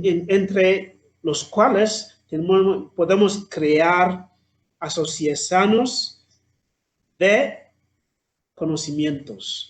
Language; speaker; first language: Spanish; non-native, fluent; Southern Sotho